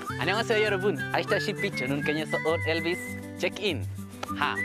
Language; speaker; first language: Korean; non-native, learner; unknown